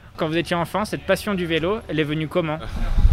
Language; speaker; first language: French; native; French